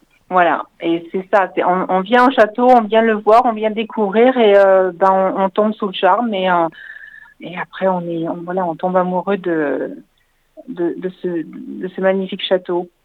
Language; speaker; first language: French; native; French